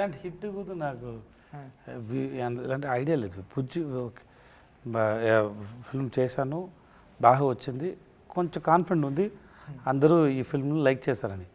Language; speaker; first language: Telugu; non-native, learner; Tamil